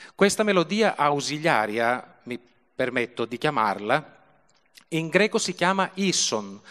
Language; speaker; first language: Italian; early bilingual, other home language; Greek